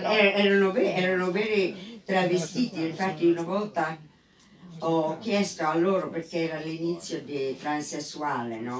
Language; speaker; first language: Italian; non-native, fluent; English